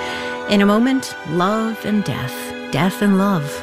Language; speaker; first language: English; native; English